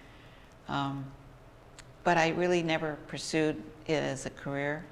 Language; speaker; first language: English; native; English